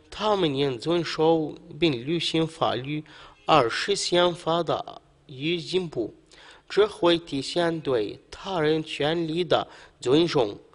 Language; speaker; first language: Chinese; non-native, fluent; Arabic